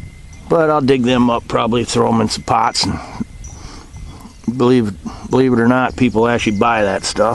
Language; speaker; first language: English; native; English